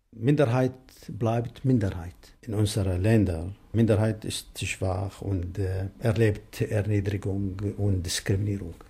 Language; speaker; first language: German; non-native, fluent; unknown